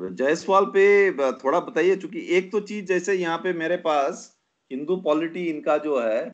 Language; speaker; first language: Hindi; non-native, local second language; Nepali